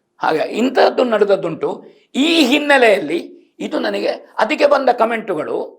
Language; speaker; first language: Kannada; native; Kannada